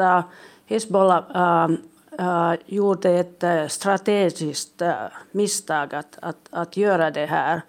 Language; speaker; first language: Swedish; non-native, local second language; Finnish